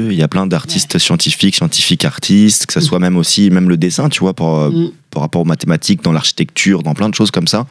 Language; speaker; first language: French; native; French